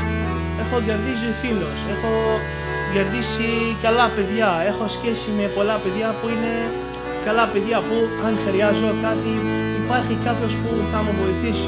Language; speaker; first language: Greek; non-native, learner; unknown